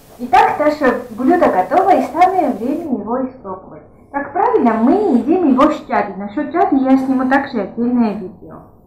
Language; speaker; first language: Russian; non-native, local second language; Georgian